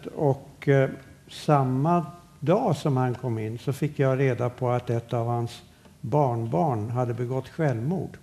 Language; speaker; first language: Swedish; native; Swedish